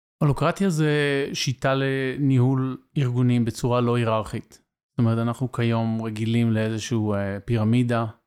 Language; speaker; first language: Hebrew; native; Hebrew